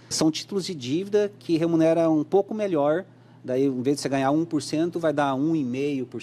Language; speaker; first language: Portuguese; native; Portuguese